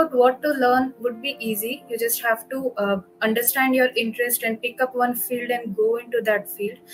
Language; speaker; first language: English; non-native, local second language; Odia